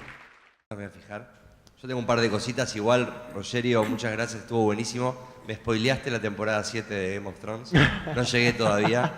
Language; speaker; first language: Spanish; native; Spanish